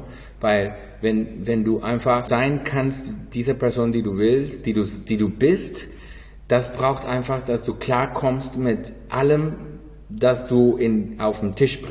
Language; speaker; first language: German; non-native, fluent; Spanish